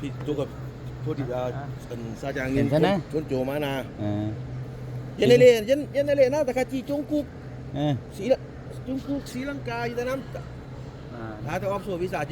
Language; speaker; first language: Korean; non-native, learner; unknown